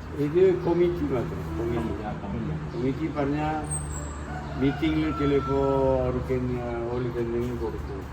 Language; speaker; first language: Malayalam; early bilingual, heritage; Malayalam